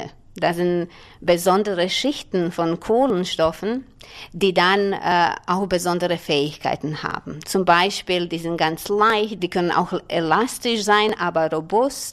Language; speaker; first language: German; non-native, fluent; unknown